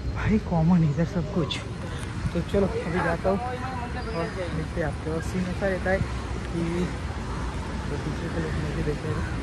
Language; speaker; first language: Hindi; non-native, local second language; Marathi